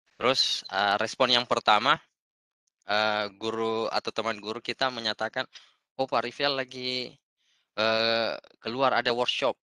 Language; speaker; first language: Indonesian; native; Indonesian